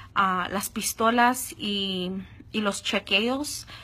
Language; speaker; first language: Spanish; early bilingual, heritage; Spanish